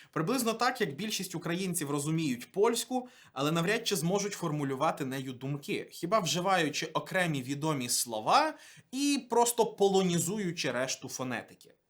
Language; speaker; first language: Ukrainian; native; Ukrainian